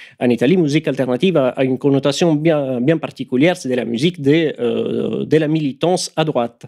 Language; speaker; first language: French; non-native, fluent; Italian